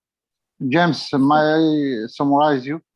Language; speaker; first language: English; non-native, learner; Arabic